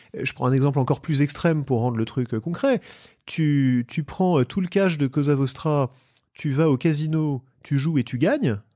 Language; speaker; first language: French; native; French